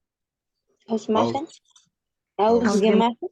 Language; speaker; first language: German; non-native, learner; Spanish